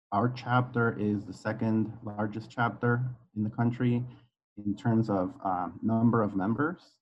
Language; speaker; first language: English; non-native, fluent; Spanish